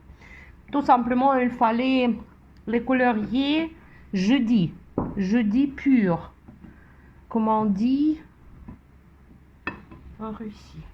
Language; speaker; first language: French; non-native, fluent; Russian